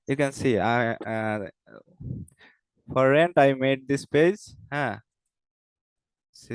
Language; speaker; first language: English; non-native, learner; Bangla